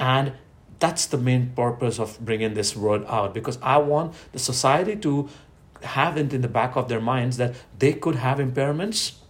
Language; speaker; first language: English; non-native, local second language; Gujarati